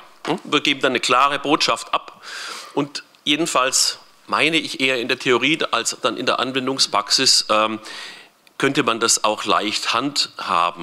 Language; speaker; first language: German; native; German